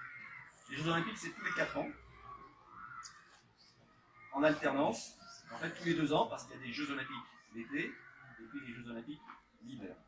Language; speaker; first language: French; native; French